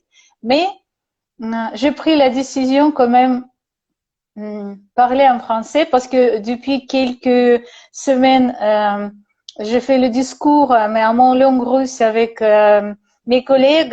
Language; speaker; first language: French; non-native, learner; Russian